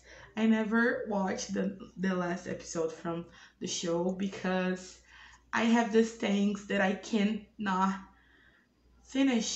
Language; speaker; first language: English; non-native, learner; Portuguese